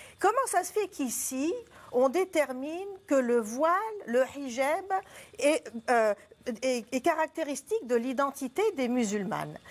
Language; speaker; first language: French; non-native, local second language; Arabic